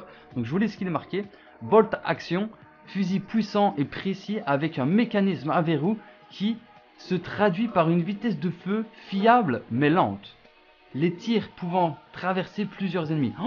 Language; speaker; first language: French; native; French